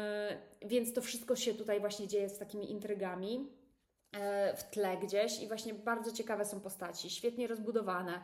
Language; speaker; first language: Polish; native; Polish